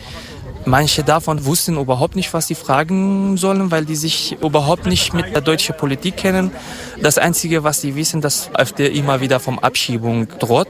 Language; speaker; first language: German; non-native, fluent; Kurdish